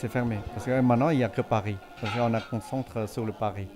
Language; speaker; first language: French; non-native, fluent; Thai